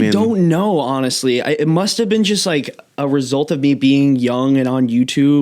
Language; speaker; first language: English; native; English